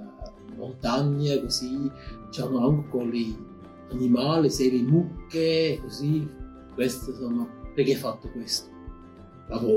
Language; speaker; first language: Italian; non-native, learner; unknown